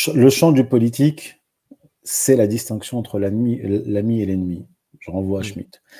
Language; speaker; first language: French; non-native, local second language; Arabic